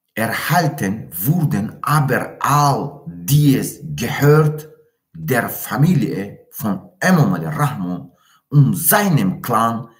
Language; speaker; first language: German; non-native, learner; Tajik